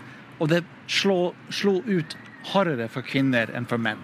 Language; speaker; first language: Norwegian; non-native, fluent; English